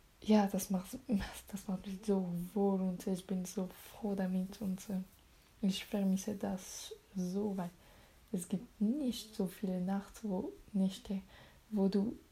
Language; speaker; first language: German; non-native, learner; French